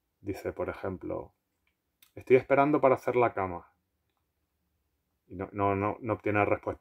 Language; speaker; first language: Spanish; native; Spanish